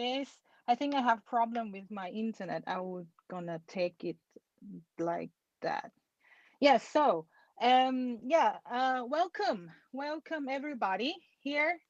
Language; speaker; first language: English; non-native, learner; Thai